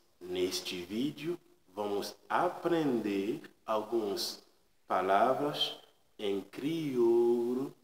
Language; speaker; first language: Portuguese; non-native, learner; Haitian Creole